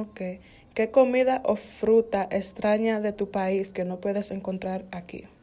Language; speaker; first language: Spanish; early bilingual, heritage; Spanish